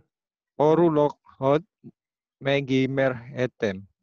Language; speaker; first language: Hungarian; non-native, learner; Indonesian